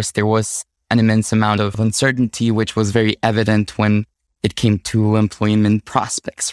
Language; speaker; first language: English; non-native, fluent; Spanish